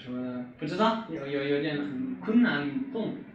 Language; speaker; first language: Chinese; non-native, learner; French